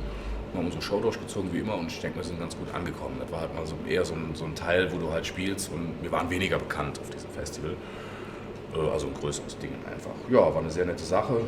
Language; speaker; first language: German; native; German